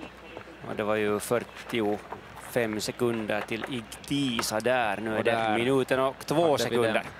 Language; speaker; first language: Swedish; native; Swedish